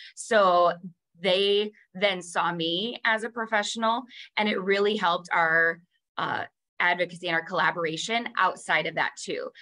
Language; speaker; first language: English; native; English